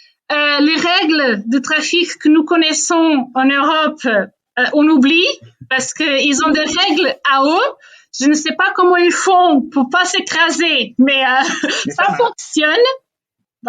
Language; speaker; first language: French; non-native, fluent; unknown